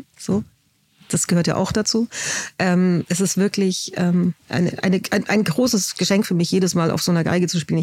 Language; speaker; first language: German; native; German